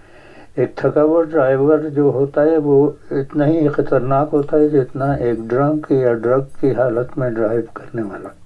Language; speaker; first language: Urdu; native; Urdu